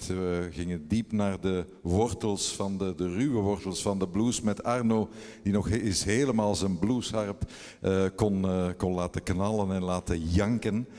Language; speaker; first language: Dutch; native; Dutch